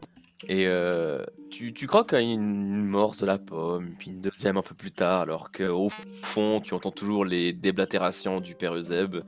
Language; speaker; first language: French; native; French